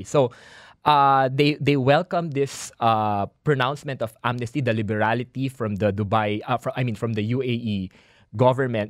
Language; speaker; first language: English; non-native, local second language; Filipino